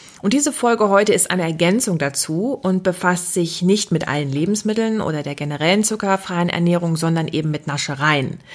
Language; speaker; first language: German; native; German